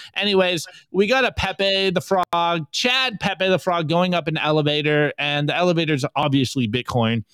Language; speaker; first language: English; native; English